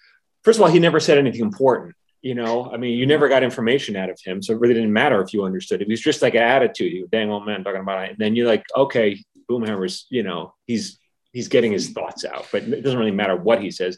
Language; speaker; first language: English; native; English